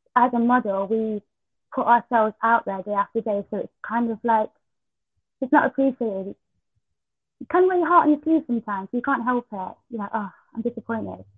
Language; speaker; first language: English; native; English